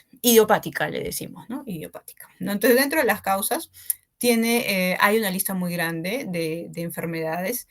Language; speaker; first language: Spanish; native; Spanish